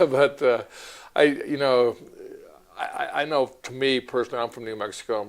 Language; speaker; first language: English; native; English